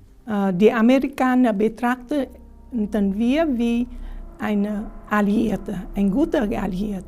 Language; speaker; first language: German; non-native, fluent; Vietnamese